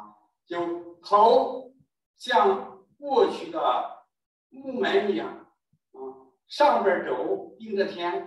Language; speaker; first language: Chinese; native; Chinese